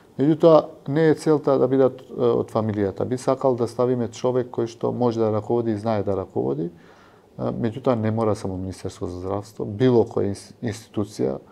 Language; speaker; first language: Macedonian; non-native, local second language; Albanian